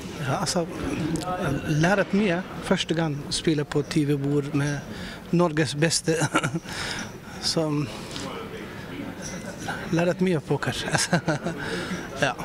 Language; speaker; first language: Norwegian; non-native, learner; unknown